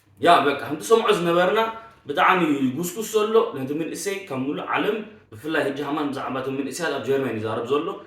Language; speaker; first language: Tigrinya; early bilingual, heritage; Tigrinya